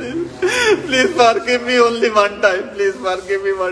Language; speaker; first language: English; non-native, learner; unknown